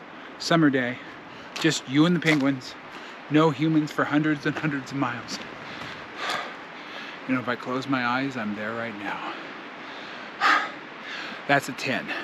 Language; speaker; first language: English; native; English